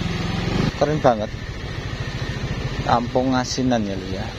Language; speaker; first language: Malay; non-native, local second language; Javanese